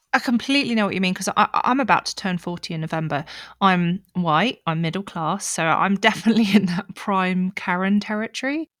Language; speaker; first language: English; native; English